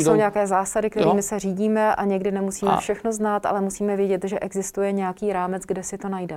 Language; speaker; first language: Czech; native; Czech